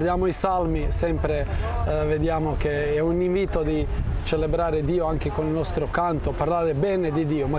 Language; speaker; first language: Italian; non-native, fluent; Croatian